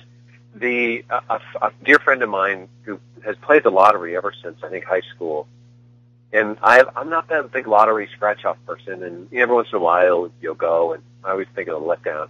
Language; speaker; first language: English; native; English